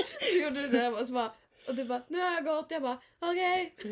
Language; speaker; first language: Swedish; native; Swedish